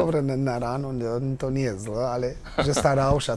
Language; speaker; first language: Polish; non-native, learner; Albanian